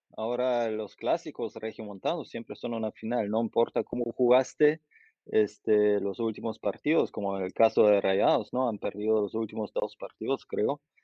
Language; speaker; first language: Spanish; non-native, fluent; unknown